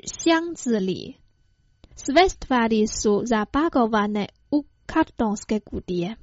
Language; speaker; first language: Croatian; non-native, fluent; Chinese